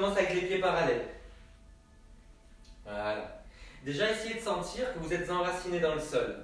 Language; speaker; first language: French; native; French